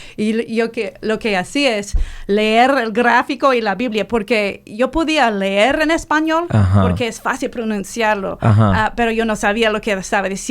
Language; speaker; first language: Spanish; non-native, fluent; English